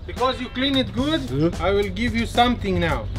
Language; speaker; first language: English; non-native, learner; Romanian